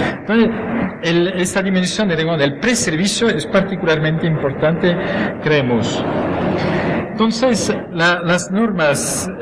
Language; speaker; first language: Spanish; non-native, fluent; French